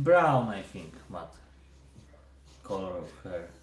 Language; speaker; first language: English; non-native, learner; Polish